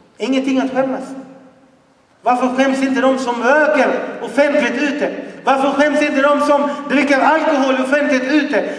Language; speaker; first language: Swedish; non-native, fluent; Arabic